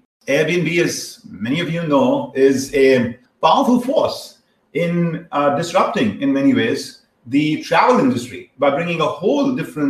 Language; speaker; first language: English; non-native, local second language; Hindi